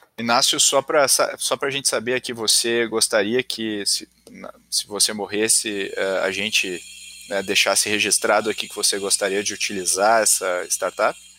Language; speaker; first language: Portuguese; native; Portuguese